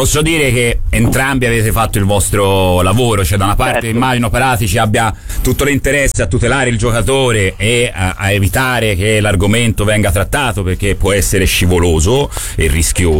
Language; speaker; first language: Italian; native; Italian